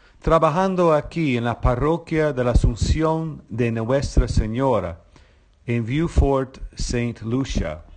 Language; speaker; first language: Spanish; non-native, fluent; English